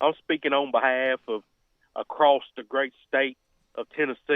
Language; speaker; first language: English; native; English